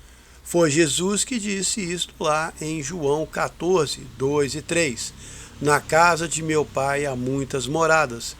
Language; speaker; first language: Portuguese; native; Portuguese